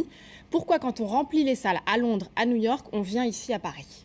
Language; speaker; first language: French; native; French